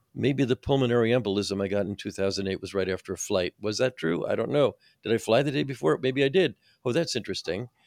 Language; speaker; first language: English; native; English